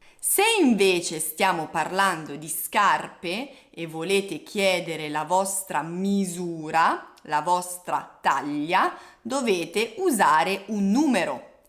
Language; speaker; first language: Italian; native; Italian